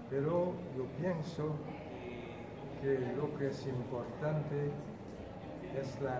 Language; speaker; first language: Spanish; non-native, fluent; Haitian Creole